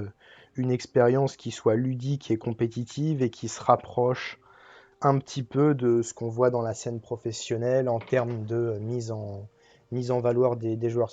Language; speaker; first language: French; native; French